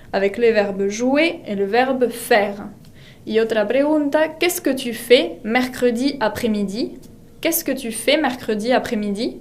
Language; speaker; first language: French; non-native, fluent; Spanish